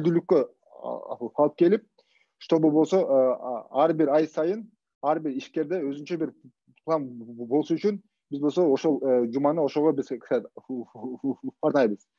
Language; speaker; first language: Kyrgyz; non-native, local second language; Russian